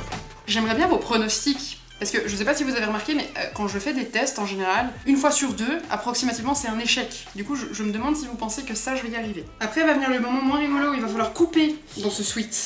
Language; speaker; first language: French; native; French